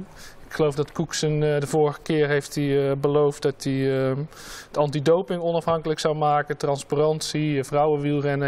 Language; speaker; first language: Dutch; native; Dutch